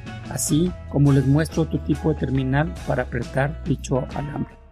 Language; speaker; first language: Spanish; native; Spanish